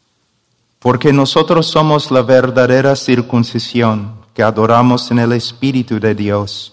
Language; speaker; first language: Spanish; non-native, fluent; English